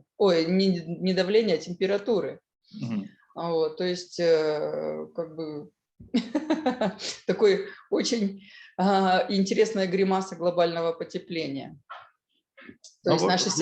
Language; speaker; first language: Russian; native; Russian